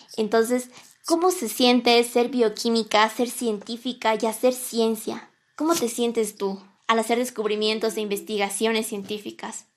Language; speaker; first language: Spanish; native; Spanish